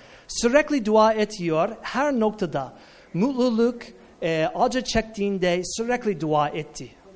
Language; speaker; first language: Turkish; non-native, fluent; English